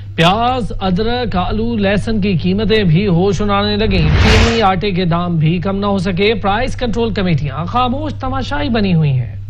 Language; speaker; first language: Urdu; native; Urdu